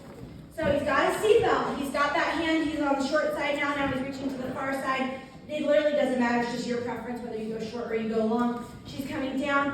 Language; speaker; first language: English; native; English